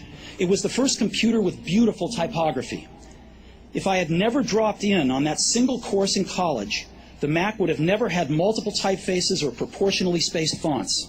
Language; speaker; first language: English; native; English